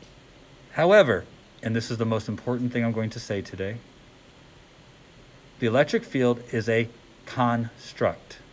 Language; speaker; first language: English; native; English